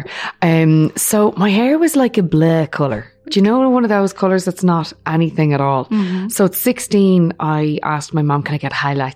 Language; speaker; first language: English; native; English